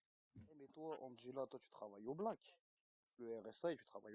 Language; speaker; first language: French; native; French